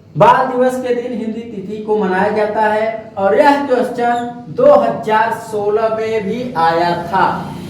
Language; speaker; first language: Hindi; native; Hindi